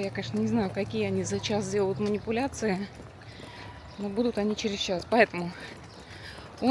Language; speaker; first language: Russian; native; Russian